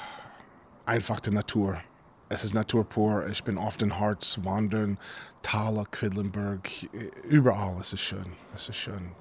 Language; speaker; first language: German; non-native, fluent; English